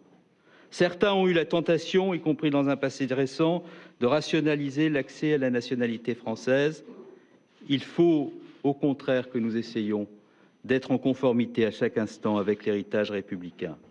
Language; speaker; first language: French; native; French